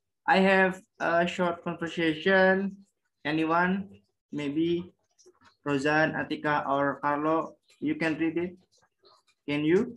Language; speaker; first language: English; non-native, learner; Indonesian